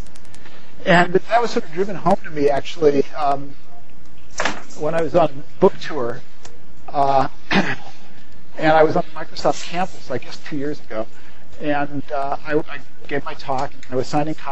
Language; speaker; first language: English; native; English